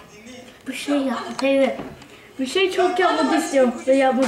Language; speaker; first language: Turkish; early bilingual, heritage; Turkish